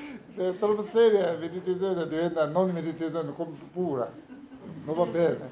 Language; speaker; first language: Italian; non-native, learner; Tibetan